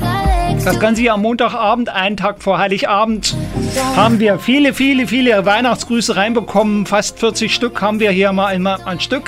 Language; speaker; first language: German; native; German